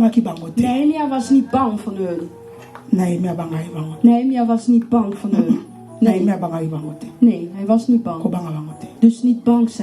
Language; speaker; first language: Dutch; non-native, learner; Lingala